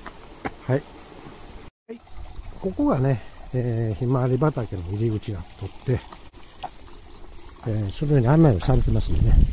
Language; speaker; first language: Japanese; native; Japanese